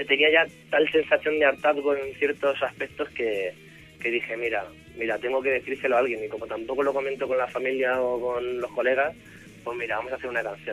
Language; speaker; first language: Spanish; native; Spanish